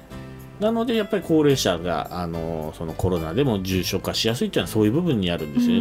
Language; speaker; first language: Japanese; native; Japanese